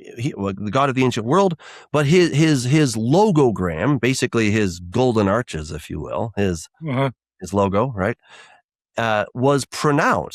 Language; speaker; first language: English; native; English